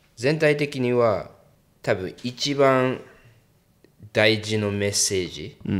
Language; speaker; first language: Japanese; early bilingual, heritage; English